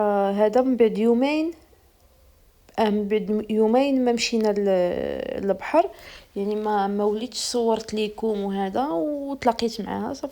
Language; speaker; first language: Arabic; native; Arabic